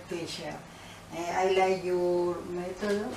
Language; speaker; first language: English; non-native, learner; Spanish